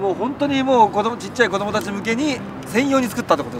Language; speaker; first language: Japanese; native; Japanese